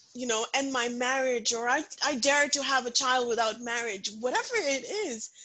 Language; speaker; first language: English; non-native, local second language; Punjabi